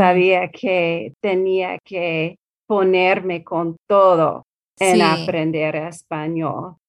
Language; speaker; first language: Spanish; non-native, learner; English